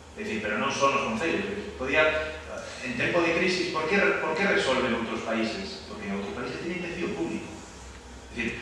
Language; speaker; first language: Galician; non-native, local second language; Spanish